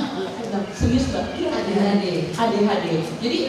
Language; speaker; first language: Indonesian; native; Indonesian